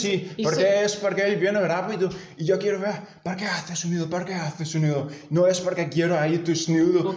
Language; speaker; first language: Spanish; non-native, learner; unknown